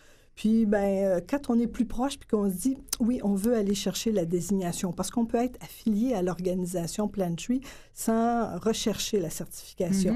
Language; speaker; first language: French; native; French